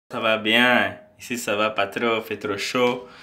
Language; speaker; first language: French; non-native, learner; Portuguese